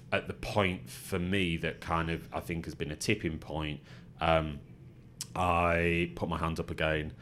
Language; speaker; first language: English; native; English